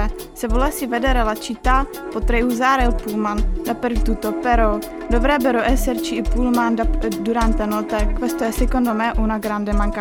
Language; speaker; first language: Italian; non-native, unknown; Czech